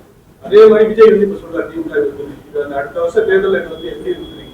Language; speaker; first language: Tamil; native; Tamil